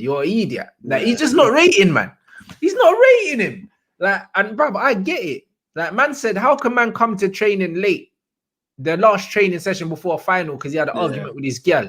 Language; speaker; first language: English; native; English